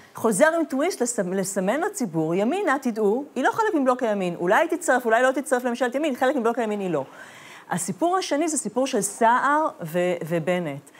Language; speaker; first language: Hebrew; non-native, fluent; Persian